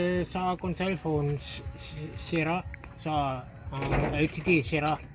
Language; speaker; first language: Filipino; non-native, local second language; Cebuano